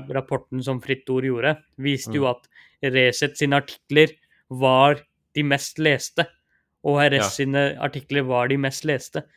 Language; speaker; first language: Norwegian; early bilingual, other home language; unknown